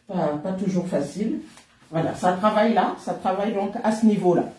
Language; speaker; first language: French; native; French